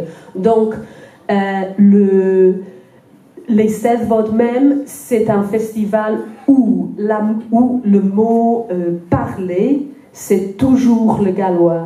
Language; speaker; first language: French; non-native, fluent; Welsh